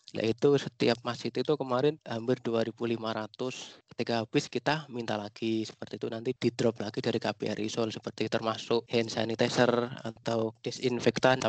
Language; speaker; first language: Indonesian; native; Indonesian